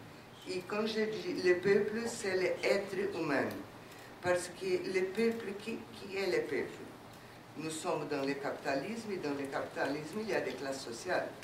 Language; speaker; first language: French; non-native, fluent; Portuguese